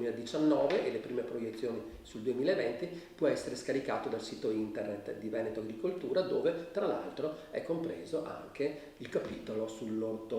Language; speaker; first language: Italian; native; Italian